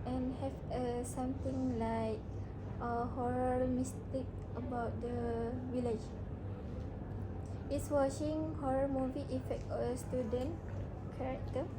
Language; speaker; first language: English; non-native, learner; Malay